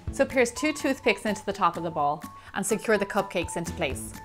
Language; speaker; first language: English; native; English